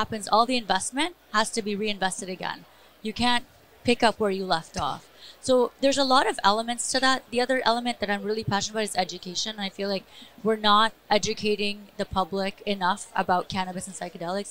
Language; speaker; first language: English; native; English